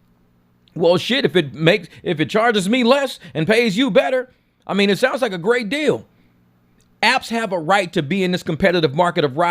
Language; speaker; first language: English; native; English